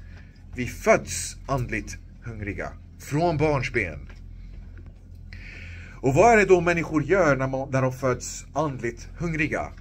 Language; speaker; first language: Swedish; non-native, local second language; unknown